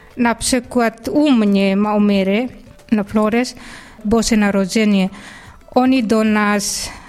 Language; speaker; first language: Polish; non-native, learner; Indonesian